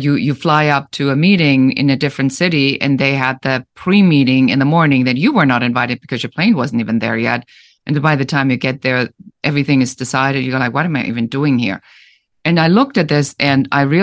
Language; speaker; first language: English; non-native, fluent; German